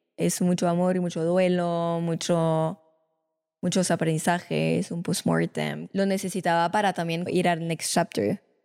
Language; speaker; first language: Spanish; non-native, fluent; French